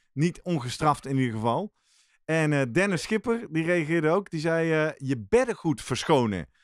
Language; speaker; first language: Dutch; native; Dutch